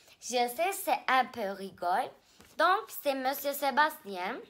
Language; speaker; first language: French; non-native, learner; Turkish